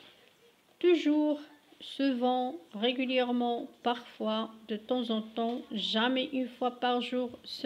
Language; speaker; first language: French; non-native, local second language; Arabic